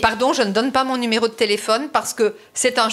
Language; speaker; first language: French; native; French